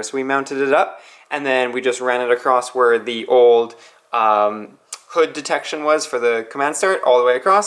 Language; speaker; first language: English; native; English